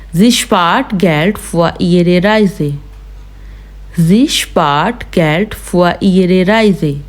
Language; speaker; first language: German; non-native, fluent; Urdu